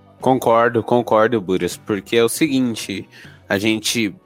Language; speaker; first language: Portuguese; native; Portuguese